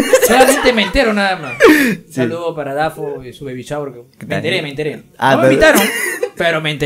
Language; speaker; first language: Spanish; native; Spanish